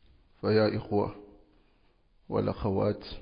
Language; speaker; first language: Arabic; non-native, fluent; French